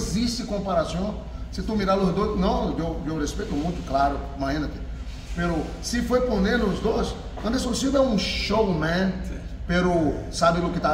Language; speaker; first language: Spanish; non-native, fluent; Portuguese